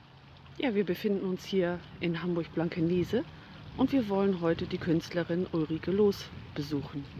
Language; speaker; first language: German; native; German